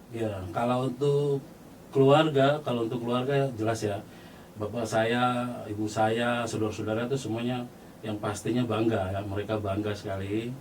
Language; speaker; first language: Indonesian; native; Indonesian